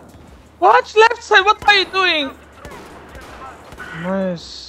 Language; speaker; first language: English; non-native, learner; Turkish